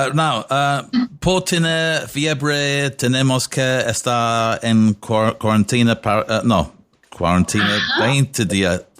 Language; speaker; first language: Spanish; non-native, learner; English